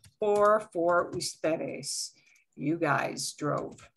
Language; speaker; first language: English; native; English